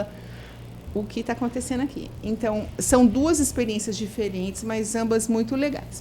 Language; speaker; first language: Portuguese; native; Portuguese